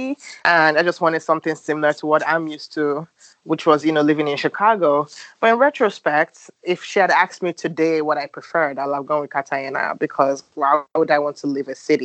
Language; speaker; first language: English; non-native, local second language; Yoruba